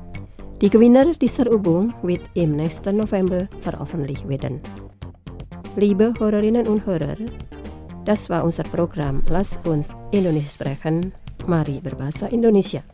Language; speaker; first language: German; non-native, learner; Indonesian